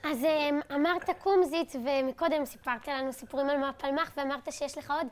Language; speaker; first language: Hebrew; native; Hebrew